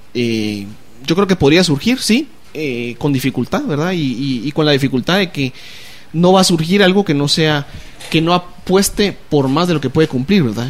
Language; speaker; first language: Spanish; native; Spanish